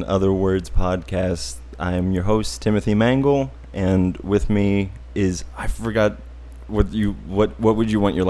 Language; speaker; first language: English; native; English